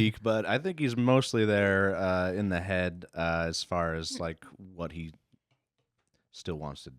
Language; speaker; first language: English; native; English